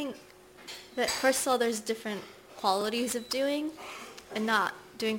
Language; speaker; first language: English; native; English